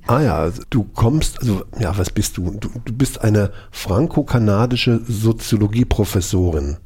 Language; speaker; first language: German; native; German